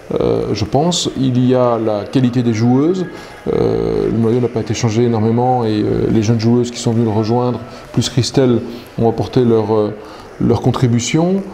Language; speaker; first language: French; native; French